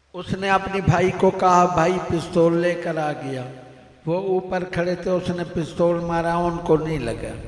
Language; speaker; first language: Urdu; native; Urdu